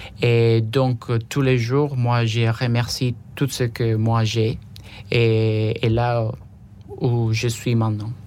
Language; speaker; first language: French; non-native, fluent; Spanish